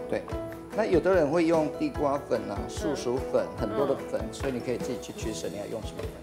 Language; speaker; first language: Chinese; native; Chinese